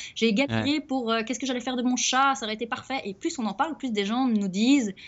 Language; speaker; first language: French; native; French